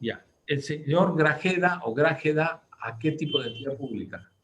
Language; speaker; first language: Spanish; native; Spanish